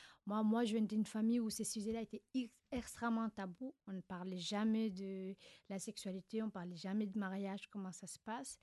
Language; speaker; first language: French; non-native, local second language; Fula